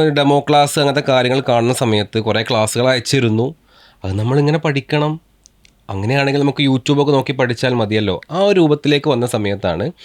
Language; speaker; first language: Malayalam; native; Malayalam